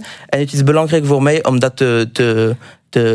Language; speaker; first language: Dutch; non-native, local second language; French